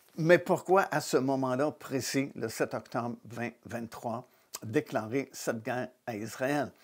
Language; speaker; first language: French; native; French